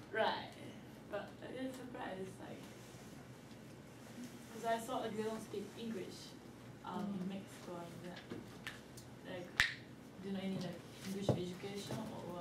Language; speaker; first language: English; non-native, learner; Japanese